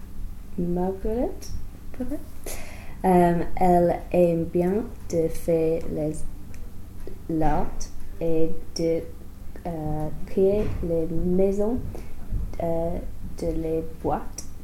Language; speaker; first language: French; non-native, learner; English